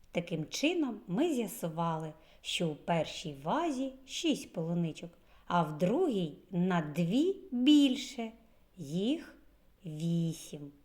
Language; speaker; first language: Ukrainian; native; Ukrainian